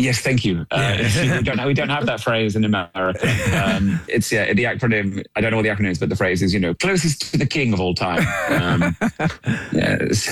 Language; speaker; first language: English; native; English